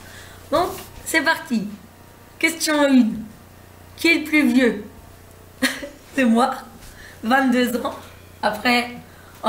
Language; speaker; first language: French; native; French